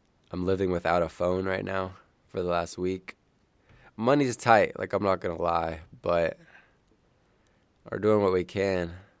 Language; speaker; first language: English; native; English